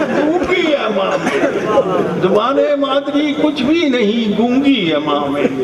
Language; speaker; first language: Urdu; non-native, local second language; Punjabi